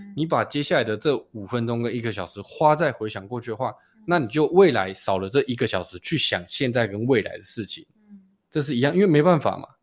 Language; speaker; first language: Chinese; native; Chinese